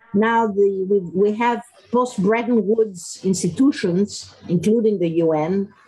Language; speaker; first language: English; non-native, fluent; Greek